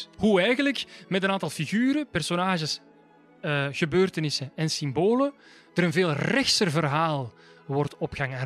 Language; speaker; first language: Dutch; native; Dutch